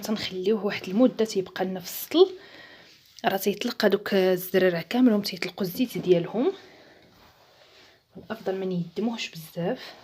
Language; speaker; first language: Arabic; native; Arabic